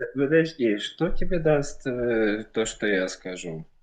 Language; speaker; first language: Russian; native; Russian